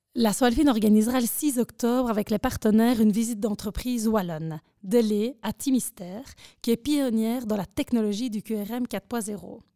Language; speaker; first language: French; native; French